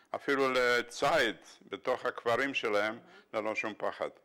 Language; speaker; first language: Hebrew; non-native, fluent; Bulgarian